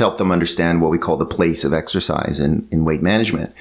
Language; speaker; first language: English; native; English